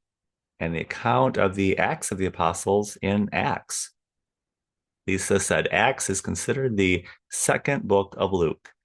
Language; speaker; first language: English; native; English